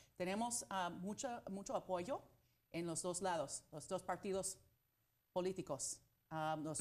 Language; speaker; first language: Spanish; non-native, fluent; English